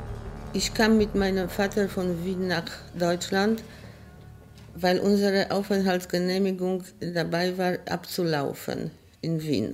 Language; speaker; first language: German; non-native, fluent; Polish